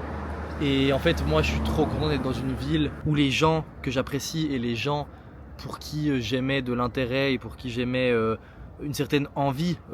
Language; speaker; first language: French; native; French